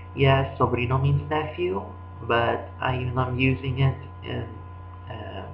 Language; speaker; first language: English; early bilingual, other home language; Spanish